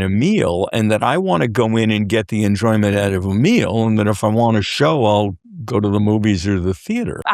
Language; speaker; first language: English; native; English